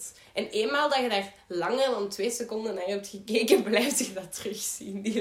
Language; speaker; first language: Dutch; native; Dutch